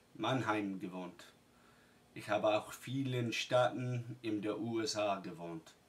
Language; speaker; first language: German; early bilingual, other home language; English